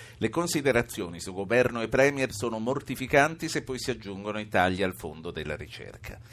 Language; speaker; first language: Italian; native; Italian